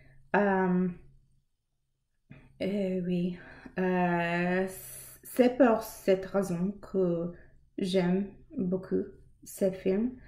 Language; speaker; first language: French; non-native, learner; English